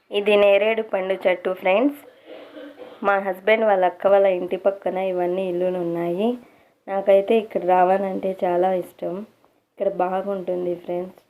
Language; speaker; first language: Telugu; non-native, local second language; Urdu